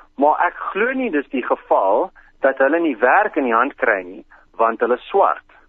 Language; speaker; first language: Afrikaans; non-native, local second language; English